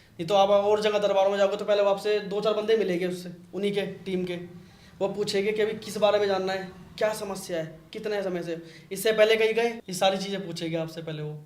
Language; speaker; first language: Hindi; native; Hindi